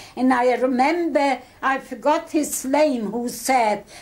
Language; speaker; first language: English; early bilingual, other home language; Polish